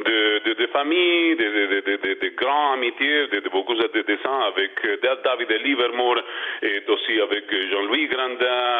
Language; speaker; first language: French; non-native, learner; Spanish